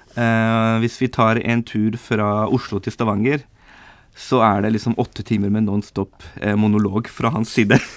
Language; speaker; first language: Norwegian; early bilingual, other home language; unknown